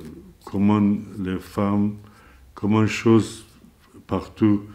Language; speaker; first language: French; non-native, learner; Azerbaijani